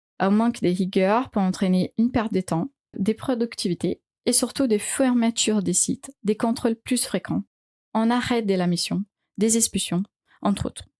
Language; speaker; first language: French; non-native, fluent; Portuguese